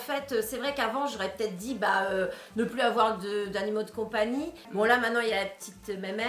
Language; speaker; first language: French; native; French